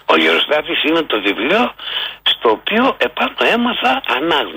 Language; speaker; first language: Greek; native; Greek